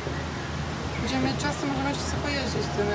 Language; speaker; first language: Polish; native; Polish